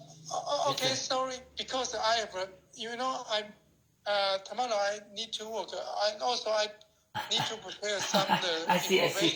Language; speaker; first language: English; non-native, learner; Chinese